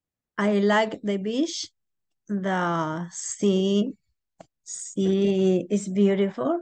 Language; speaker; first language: English; non-native, learner; Spanish